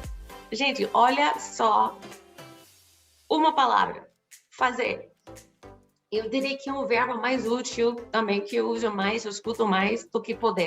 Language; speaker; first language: Portuguese; non-native, fluent; English